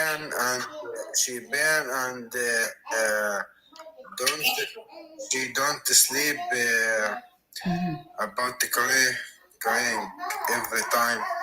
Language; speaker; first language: English; non-native, learner; Arabic